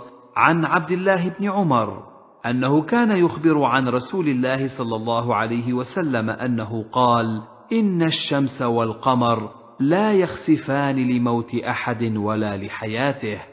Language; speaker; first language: Arabic; native; Arabic